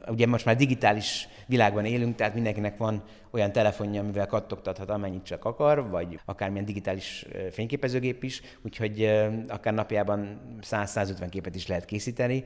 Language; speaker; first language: Hungarian; native; Hungarian